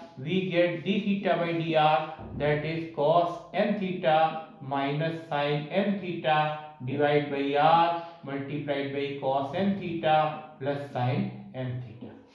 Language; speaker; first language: English; non-native, local second language; Hindi